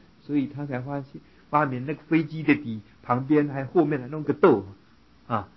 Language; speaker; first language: Chinese; native; Chinese